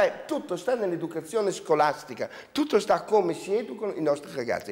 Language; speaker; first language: Italian; native; Italian